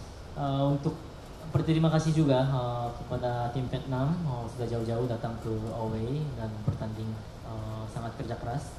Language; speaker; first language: Indonesian; non-native, fluent; Korean